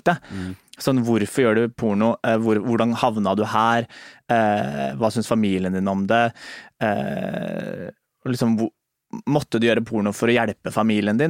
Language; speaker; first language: Norwegian; native; Norwegian